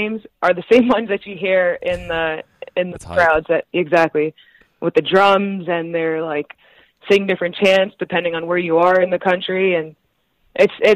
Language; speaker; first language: English; native; English